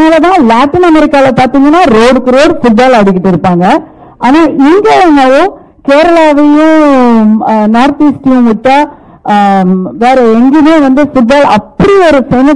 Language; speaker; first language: Tamil; native; Tamil